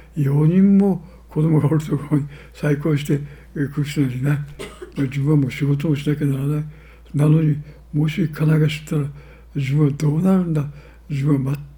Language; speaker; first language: Japanese; native; Japanese